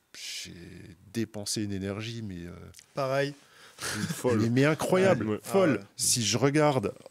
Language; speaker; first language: French; native; French